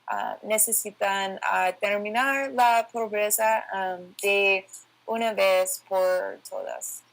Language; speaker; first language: Spanish; non-native, learner; English